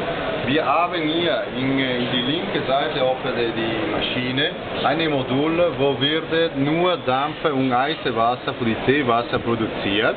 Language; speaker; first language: German; non-native, learner; Italian